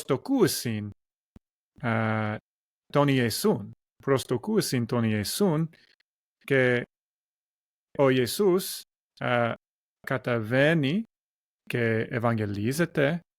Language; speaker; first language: Greek; non-native, learner; English